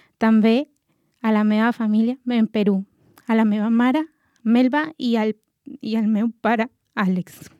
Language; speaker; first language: Catalan; non-native, learner; Spanish